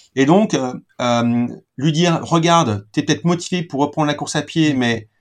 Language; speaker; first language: French; native; French